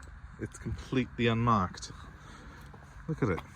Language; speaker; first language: English; native; English